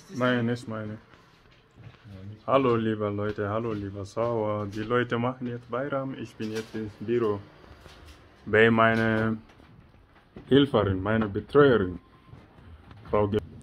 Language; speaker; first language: German; non-native, learner; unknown